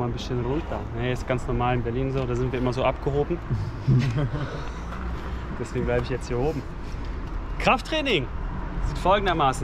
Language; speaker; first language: German; native; German